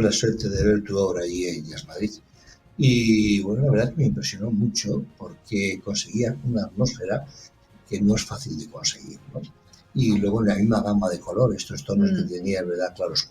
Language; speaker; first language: Spanish; native; Spanish